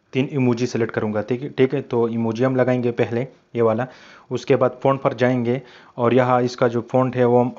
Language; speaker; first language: Urdu; non-native, local second language; Pashto